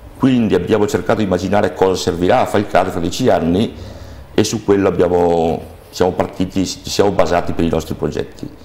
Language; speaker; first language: Italian; native; Italian